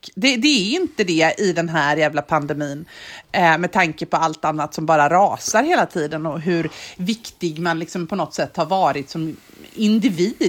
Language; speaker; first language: Swedish; native; Swedish